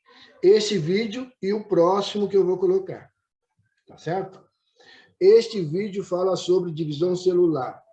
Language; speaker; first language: Portuguese; native; Portuguese